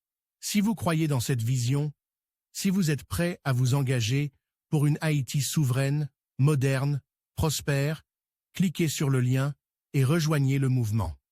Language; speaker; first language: French; non-native, local second language; Haitian Creole